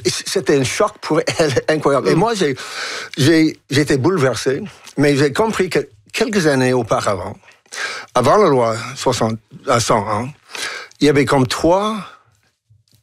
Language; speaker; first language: French; non-native, local second language; English